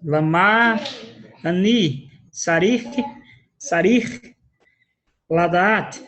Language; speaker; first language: Hebrew; non-native, learner; Portuguese